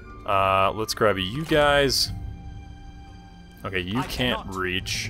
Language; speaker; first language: English; native; English